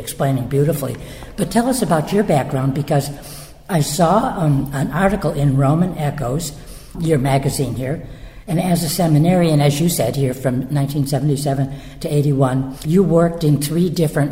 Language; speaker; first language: English; native; English